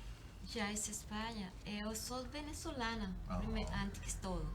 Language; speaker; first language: Portuguese; non-native, learner; Spanish